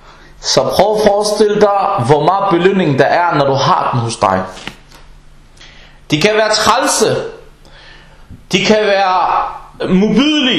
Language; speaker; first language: Danish; early bilingual, other home language; Arabic